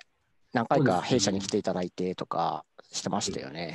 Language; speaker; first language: Japanese; native; Japanese